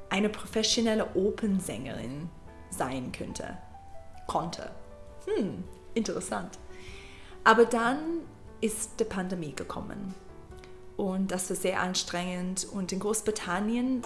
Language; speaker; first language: German; non-native, learner; English